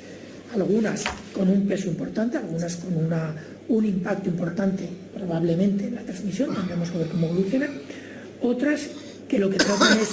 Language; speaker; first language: Spanish; native; Spanish